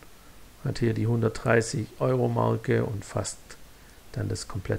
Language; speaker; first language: German; native; German